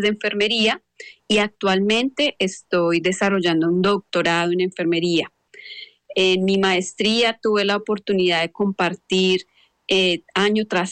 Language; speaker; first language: Spanish; native; Spanish